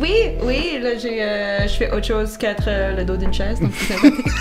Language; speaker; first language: French; native; French